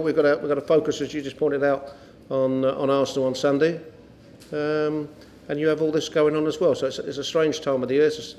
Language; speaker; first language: English; native; English